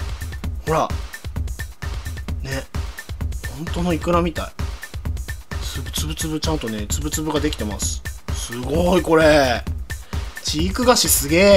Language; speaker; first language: Japanese; native; Japanese